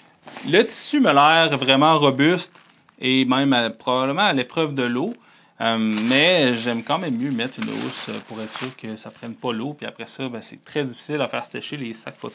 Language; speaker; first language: French; native; French